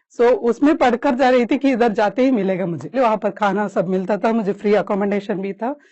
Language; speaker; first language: Hindi; non-native, local second language; Kannada